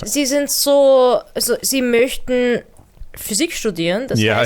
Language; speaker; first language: German; early bilingual, other home language; Arabic